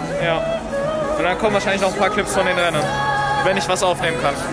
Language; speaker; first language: German; native; German